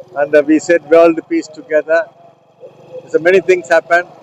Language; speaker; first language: English; non-native, local second language; Tamil